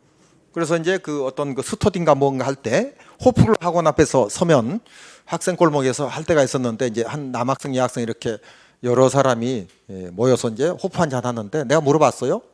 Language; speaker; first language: Korean; native; Korean